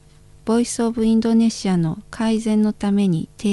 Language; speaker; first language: Japanese; non-native, fluent; Indonesian